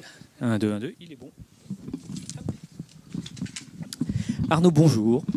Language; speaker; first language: French; native; French